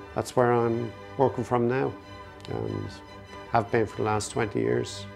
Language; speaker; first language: English; native; English